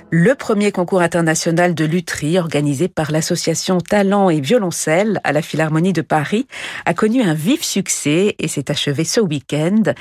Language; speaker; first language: French; native; French